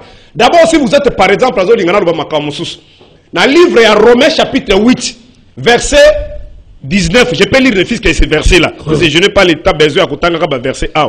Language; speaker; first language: French; non-native, local second language; Lingala